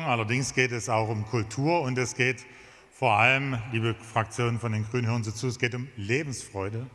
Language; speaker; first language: German; native; German